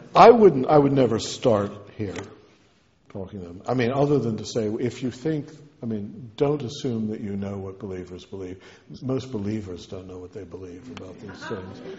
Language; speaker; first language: English; native; English